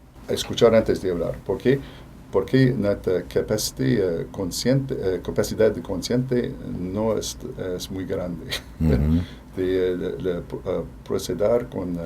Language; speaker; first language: Spanish; non-native, fluent; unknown